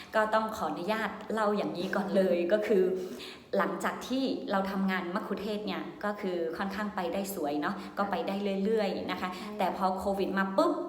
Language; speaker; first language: Thai; non-native, fluent; Burmese